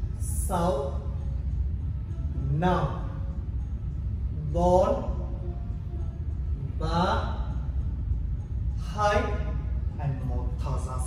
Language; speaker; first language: Vietnamese; non-native, learner; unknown